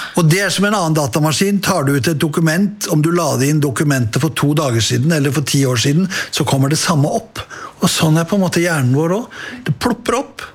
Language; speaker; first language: Norwegian; native; Norwegian